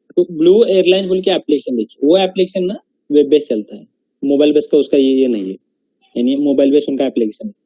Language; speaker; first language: Hindi; non-native, local second language; Marathi